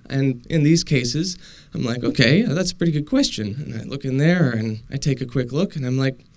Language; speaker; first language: English; native; English